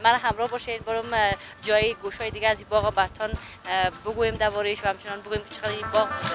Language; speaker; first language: Persian; native; Persian